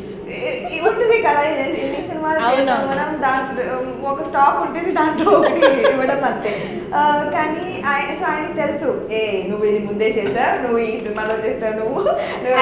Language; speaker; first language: Telugu; non-native, local second language; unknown